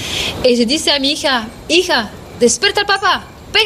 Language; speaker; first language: Spanish; non-native, learner; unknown